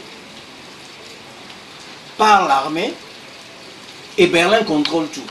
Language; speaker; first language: French; non-native, local second language; Duala